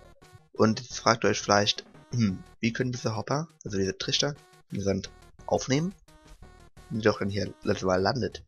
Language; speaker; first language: German; native; German